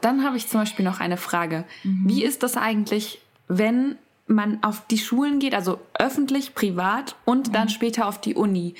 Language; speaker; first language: German; native; German